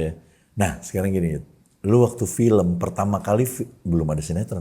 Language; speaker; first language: Indonesian; native; Indonesian